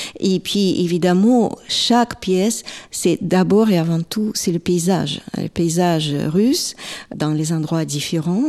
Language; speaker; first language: French; non-native, fluent; Russian